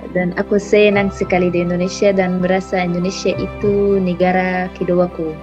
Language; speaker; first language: Indonesian; non-native, fluent; Arabic